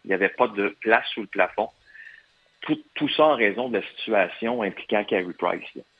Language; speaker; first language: French; native; French